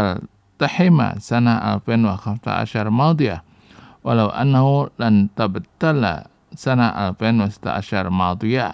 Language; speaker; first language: Arabic; non-native, fluent; Indonesian